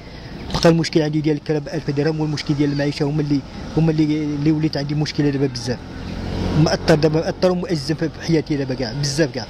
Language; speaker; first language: Arabic; native; Arabic